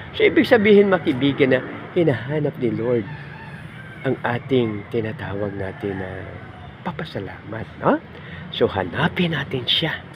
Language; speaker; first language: Filipino; non-native, local second language; Hiligaynon